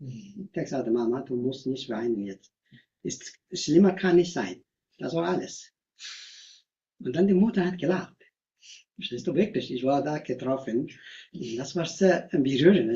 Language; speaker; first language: German; non-native, learner; Tibetan